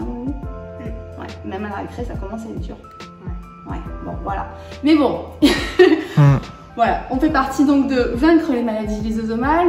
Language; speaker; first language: French; native; French